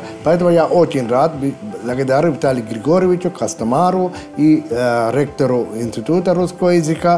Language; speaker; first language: Russian; non-native, fluent; Sinhala